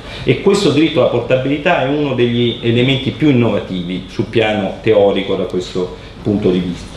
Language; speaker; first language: Italian; native; Italian